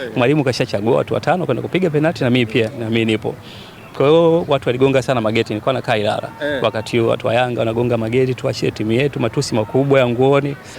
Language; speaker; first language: Swahili; native; Swahili